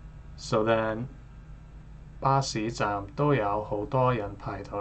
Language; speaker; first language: Cantonese; non-native, learner; English